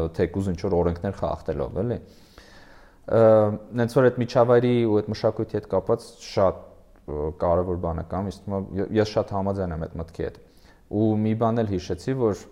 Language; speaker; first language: Armenian; native; Armenian